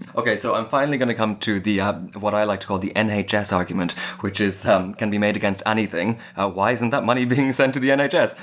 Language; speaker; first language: English; native; English